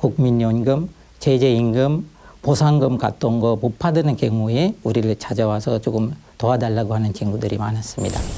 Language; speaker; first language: Korean; non-native, fluent; Sinhala